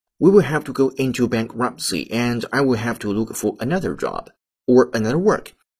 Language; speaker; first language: English; non-native, fluent; Chinese